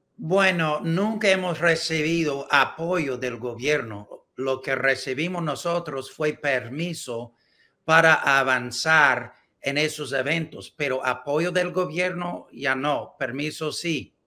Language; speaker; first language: Spanish; non-native, learner; English